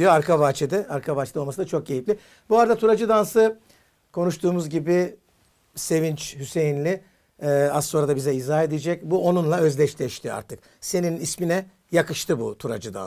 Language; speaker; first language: Turkish; native; Turkish